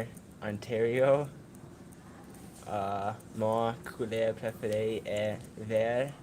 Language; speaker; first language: French; non-native, learner; English